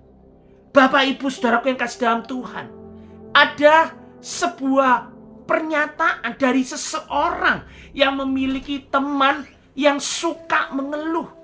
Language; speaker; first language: Indonesian; native; Indonesian